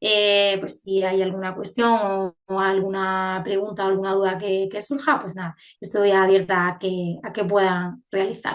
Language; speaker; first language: Spanish; native; Spanish